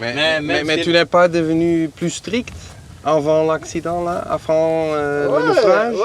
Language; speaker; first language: French; non-native, fluent; Dutch